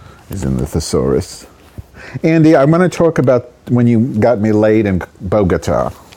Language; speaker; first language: English; native; English